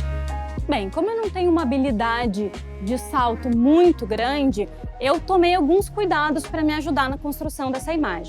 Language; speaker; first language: Portuguese; native; Portuguese